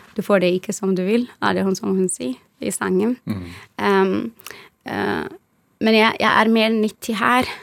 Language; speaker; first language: Norwegian; non-native, fluent; Arabic